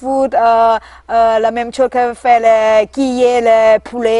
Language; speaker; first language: French; non-native, learner; Thai